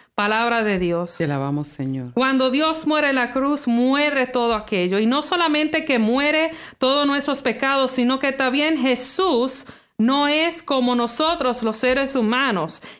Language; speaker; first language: Spanish; early bilingual, heritage; English